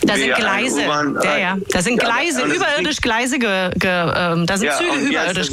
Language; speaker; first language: German; native; German